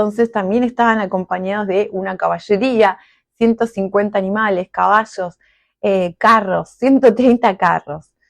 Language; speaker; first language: Spanish; native; Spanish